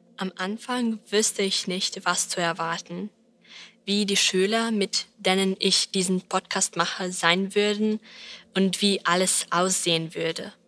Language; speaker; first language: German; non-native, learner; Serbian